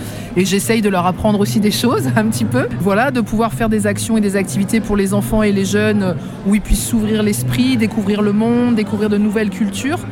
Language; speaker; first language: French; native; French